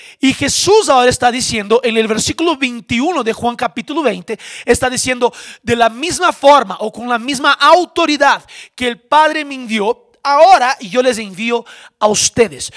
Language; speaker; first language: Spanish; non-native, fluent; Portuguese